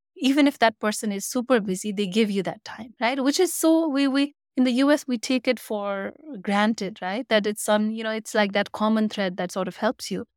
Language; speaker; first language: English; non-native, local second language; Nepali